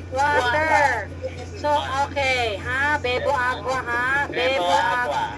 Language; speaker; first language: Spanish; non-native, learner; Filipino